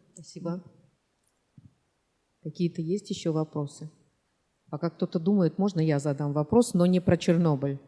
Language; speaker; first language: Russian; native; Russian